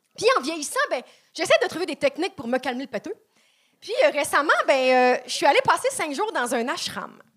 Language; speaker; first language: French; native; French